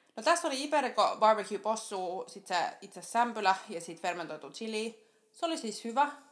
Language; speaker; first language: Finnish; native; Finnish